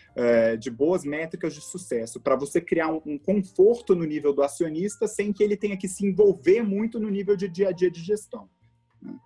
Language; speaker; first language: Portuguese; native; Portuguese